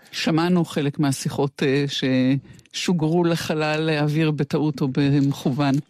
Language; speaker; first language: Hebrew; native; Hebrew